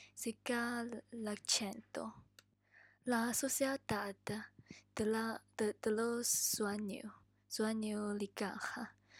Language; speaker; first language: Spanish; non-native, learner; English